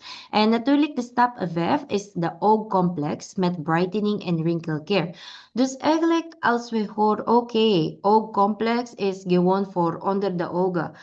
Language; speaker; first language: Dutch; non-native, learner; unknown